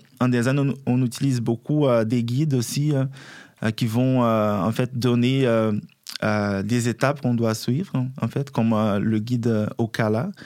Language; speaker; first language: French; non-native, fluent; Portuguese